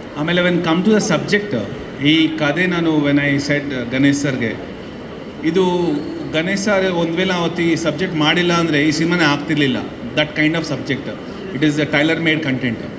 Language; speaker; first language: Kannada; non-native, learner; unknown